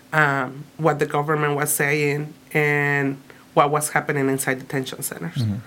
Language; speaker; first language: English; early bilingual, other home language; Spanish